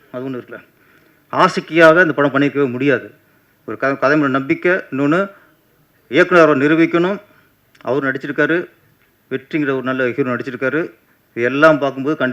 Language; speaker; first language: Tamil; native; Tamil